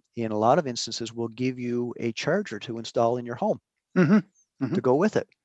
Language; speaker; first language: English; native; English